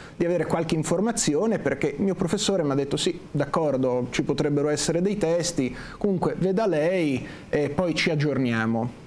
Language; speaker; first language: Italian; native; Italian